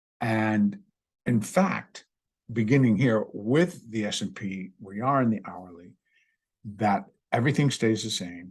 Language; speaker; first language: English; native; English